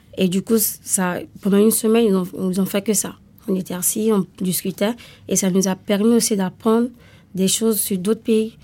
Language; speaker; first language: French; non-native, fluent; Italian